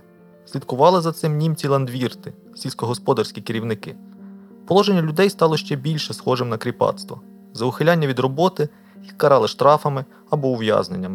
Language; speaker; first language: Ukrainian; native; Ukrainian